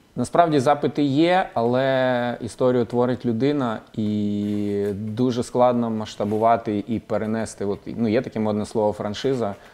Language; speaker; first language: Ukrainian; non-native, local second language; Russian